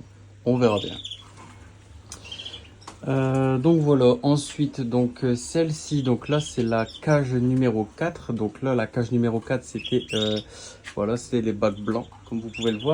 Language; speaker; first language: French; native; French